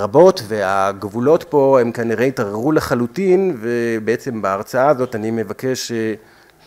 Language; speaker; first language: Hebrew; native; Hebrew